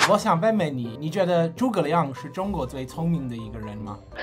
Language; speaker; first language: Chinese; non-native, fluent; English